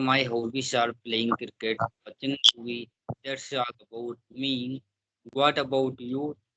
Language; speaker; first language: English; non-native, learner; Hindi